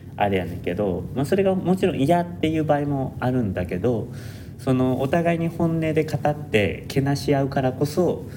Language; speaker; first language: Japanese; native; Japanese